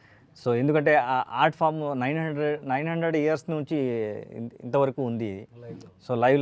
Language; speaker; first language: Telugu; non-native, learner; Kannada